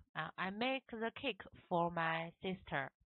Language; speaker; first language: English; non-native, learner; Chinese